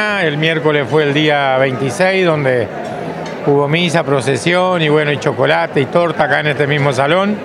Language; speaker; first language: Spanish; native; Spanish